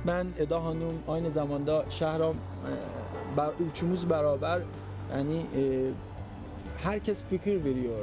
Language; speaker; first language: Turkish; non-native, fluent; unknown